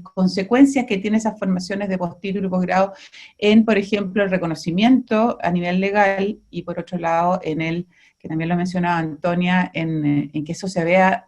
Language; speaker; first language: Spanish; native; Spanish